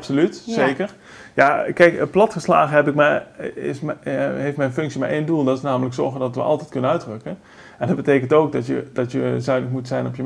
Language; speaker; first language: Dutch; native; Dutch